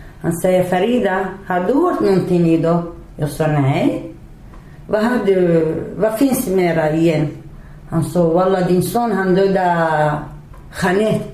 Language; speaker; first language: Swedish; non-native, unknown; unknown